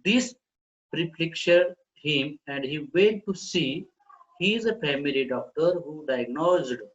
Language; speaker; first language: English; non-native, local second language; Marathi